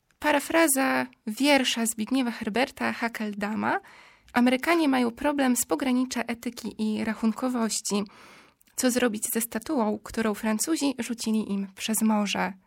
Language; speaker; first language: Polish; native; Polish